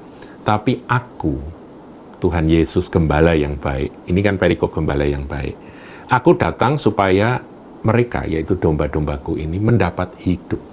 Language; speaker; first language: Indonesian; native; Indonesian